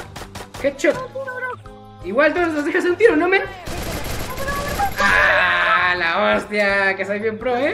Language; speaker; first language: Spanish; native; Spanish